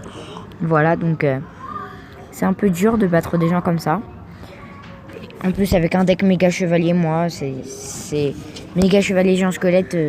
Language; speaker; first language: French; native; French